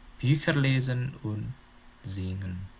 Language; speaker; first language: German; non-native, fluent; Indonesian